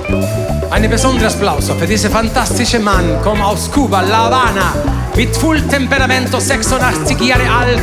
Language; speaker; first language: German; non-native, learner; Spanish